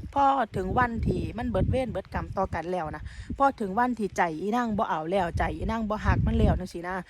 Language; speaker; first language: Thai; native; Thai